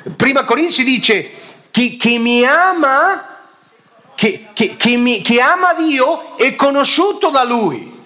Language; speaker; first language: Italian; non-native, fluent; Spanish